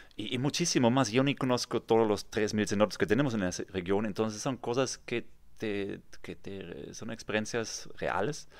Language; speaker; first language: Spanish; non-native, fluent; German